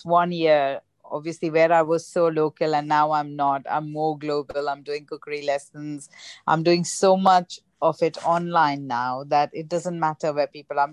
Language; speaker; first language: English; non-native, local second language; Gujarati